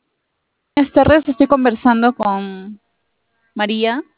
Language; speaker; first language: Spanish; native; Spanish